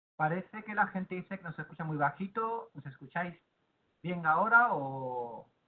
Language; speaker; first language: Spanish; native; Spanish